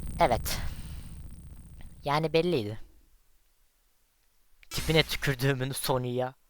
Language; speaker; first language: Turkish; native; Turkish